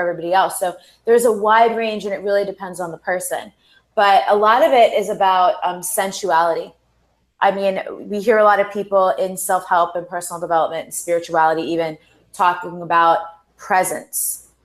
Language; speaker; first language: English; native; English